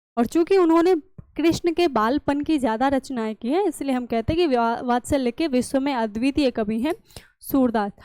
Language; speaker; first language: Hindi; native; Hindi